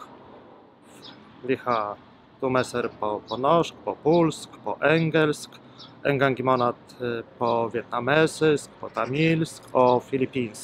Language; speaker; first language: Norwegian; non-native, fluent; Polish